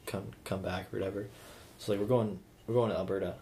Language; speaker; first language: English; native; English